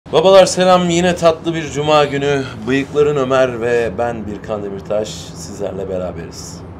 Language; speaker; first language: Turkish; native; Turkish